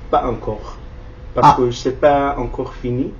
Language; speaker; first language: French; non-native, learner; Kurdish